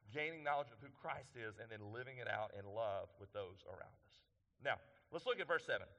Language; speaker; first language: English; native; English